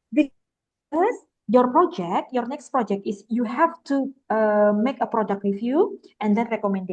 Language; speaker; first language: English; non-native, fluent; Indonesian